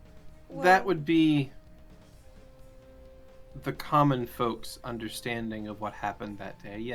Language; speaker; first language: English; native; English